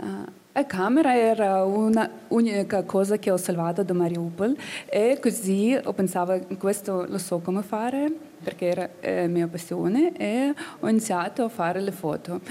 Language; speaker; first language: Italian; non-native, learner; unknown